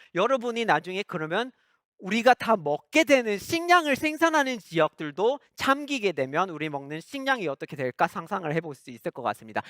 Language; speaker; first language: Korean; non-native, fluent; English